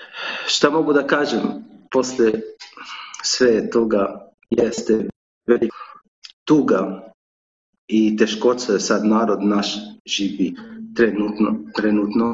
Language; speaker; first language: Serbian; non-native, learner; Arabic